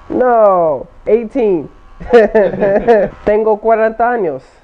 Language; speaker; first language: Spanish; non-native, learner; English